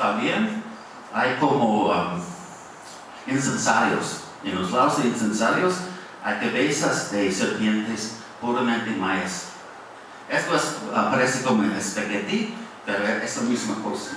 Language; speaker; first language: Spanish; non-native, fluent; English